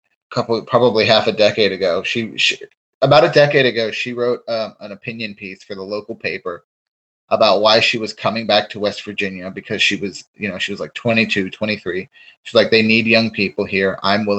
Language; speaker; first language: English; native; English